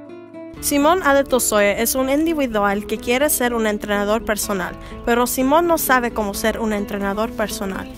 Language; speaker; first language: Spanish; non-native, learner; English